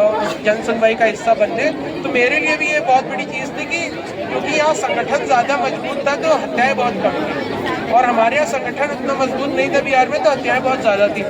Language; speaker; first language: Hindi; native; Hindi